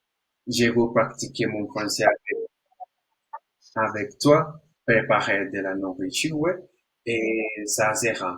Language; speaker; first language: French; non-native, learner; Spanish